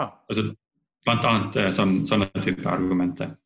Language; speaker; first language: Norwegian; non-native, fluent; Estonian